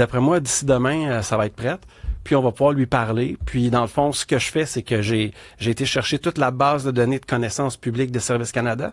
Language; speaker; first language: French; native; French